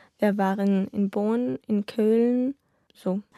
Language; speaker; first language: German; non-native, learner; Russian